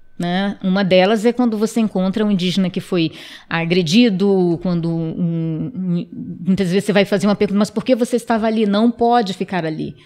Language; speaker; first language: Portuguese; non-native, local second language; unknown